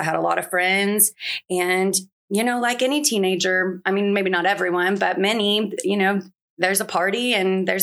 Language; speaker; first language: English; native; English